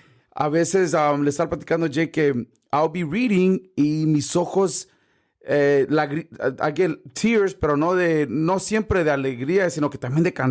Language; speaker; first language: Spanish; early bilingual, heritage; Spanish